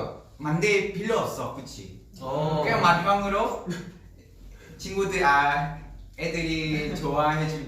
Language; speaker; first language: Korean; non-native, fluent; Vietnamese